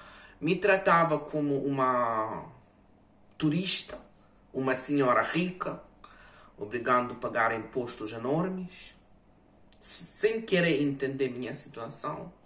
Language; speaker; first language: Portuguese; non-native, fluent; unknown